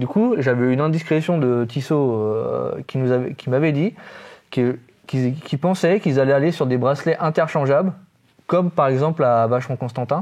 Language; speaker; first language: French; native; French